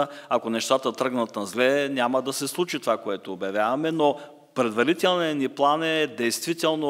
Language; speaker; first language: Bulgarian; native; Bulgarian